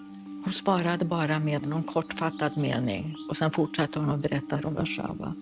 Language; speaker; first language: Swedish; early bilingual, other home language; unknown